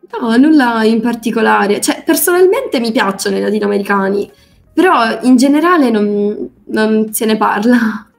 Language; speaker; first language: Italian; native; Italian